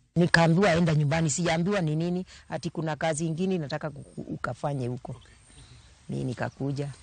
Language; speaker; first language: Swahili; non-native, local second language; Luo (Kenya and Tanzania)